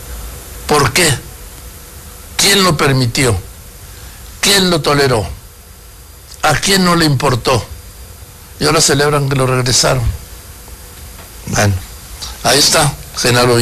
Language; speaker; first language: Spanish; native; Spanish